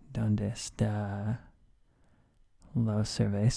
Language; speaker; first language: Spanish; non-native, learner; English